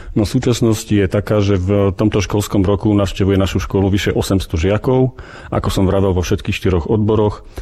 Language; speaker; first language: Slovak; native; Slovak